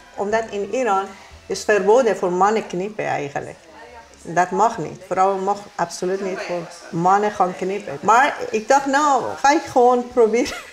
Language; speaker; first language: Dutch; non-native, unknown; Persian